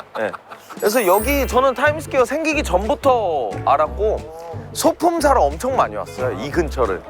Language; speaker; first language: Korean; native; Korean